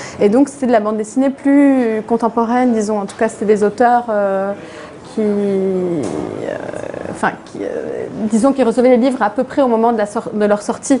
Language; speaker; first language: French; non-native, local second language; Arabic